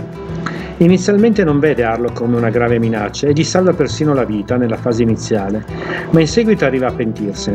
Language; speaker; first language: Italian; native; Italian